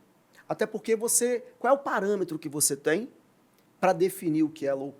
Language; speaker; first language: Portuguese; native; Portuguese